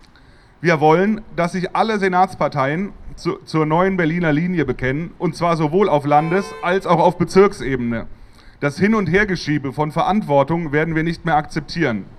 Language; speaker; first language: German; native; German